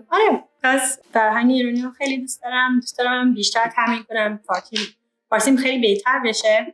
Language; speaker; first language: Persian; early bilingual, heritage; English